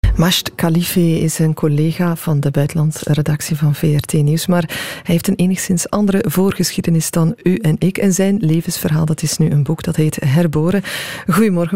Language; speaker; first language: Dutch; native; Dutch